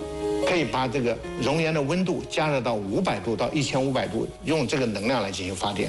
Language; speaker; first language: Chinese; native; Chinese